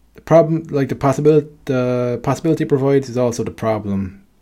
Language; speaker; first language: English; native; English